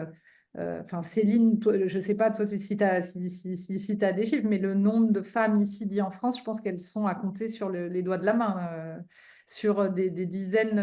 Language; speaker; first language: French; native; French